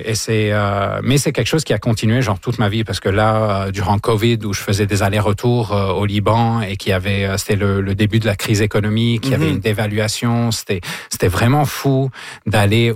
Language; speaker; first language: French; non-native, local second language; Arabic